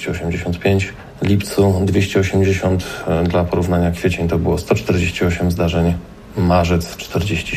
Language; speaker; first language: Polish; native; Polish